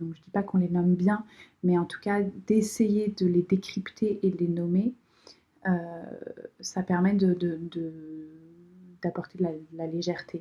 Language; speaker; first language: French; native; French